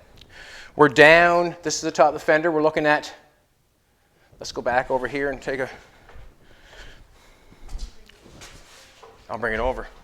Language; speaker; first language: English; native; English